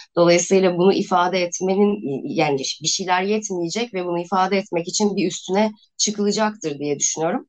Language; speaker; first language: Turkish; native; Turkish